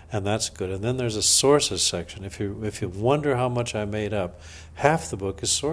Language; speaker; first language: English; native; English